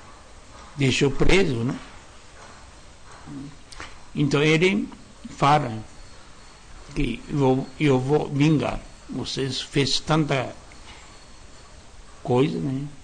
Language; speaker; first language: Portuguese; non-native, learner; Japanese